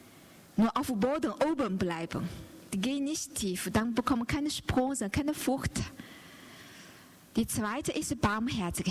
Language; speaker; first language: German; non-native, learner; Chinese